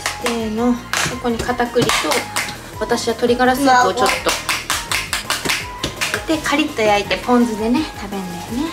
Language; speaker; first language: Japanese; native; Japanese